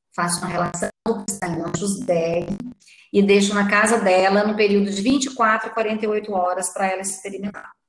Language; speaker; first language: Portuguese; native; Portuguese